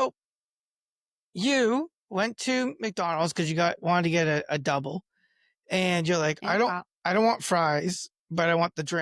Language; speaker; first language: English; native; English